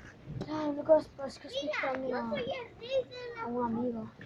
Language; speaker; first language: Spanish; native; Spanish